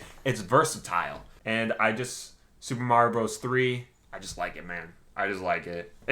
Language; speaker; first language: English; native; English